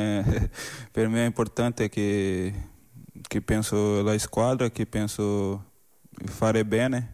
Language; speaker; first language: Spanish; non-native, learner; Portuguese